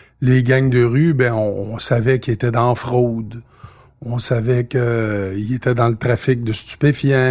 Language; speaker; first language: French; native; French